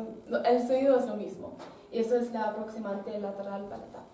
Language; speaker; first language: Spanish; non-native, learner; English